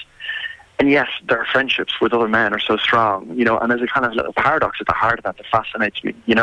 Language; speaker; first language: English; native; English